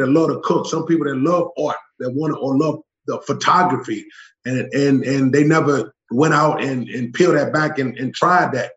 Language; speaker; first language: English; native; English